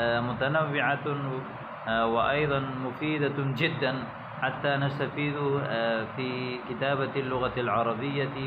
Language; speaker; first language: Arabic; non-native, fluent; Urdu